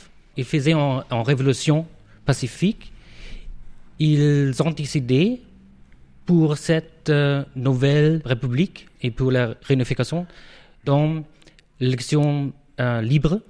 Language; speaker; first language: French; non-native, fluent; German